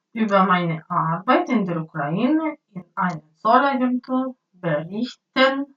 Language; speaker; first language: German; non-native, learner; Ukrainian